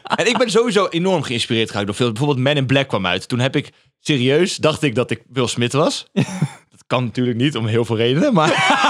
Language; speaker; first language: Dutch; early bilingual, other home language; Bosnian